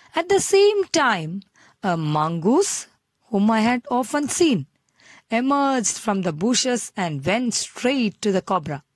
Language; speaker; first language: English; non-native, local second language; Malayalam